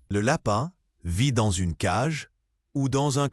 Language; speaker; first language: French; non-native, learner; Arabic